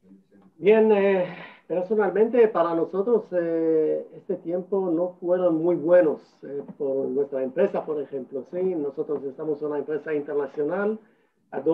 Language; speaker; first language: Spanish; non-native, fluent; Hebrew